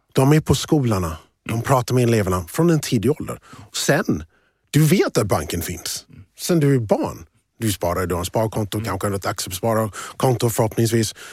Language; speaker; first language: Swedish; early bilingual, other home language; English